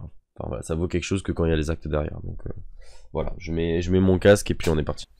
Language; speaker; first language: French; native; French